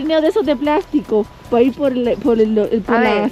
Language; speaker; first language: Spanish; native; Spanish